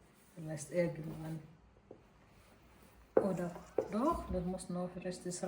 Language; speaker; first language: German; non-native, learner; Waray